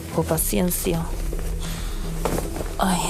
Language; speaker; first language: Spanish; non-native, learner; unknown